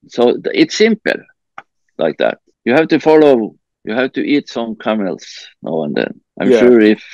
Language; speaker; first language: English; non-native, learner; Norwegian